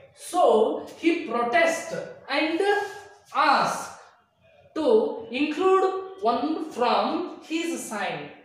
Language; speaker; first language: English; non-native, local second language; Kannada